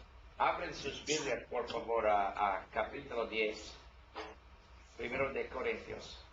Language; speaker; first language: Spanish; non-native, learner; English